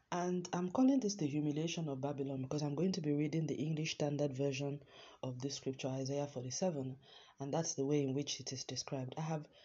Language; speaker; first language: English; non-native, local second language; Yoruba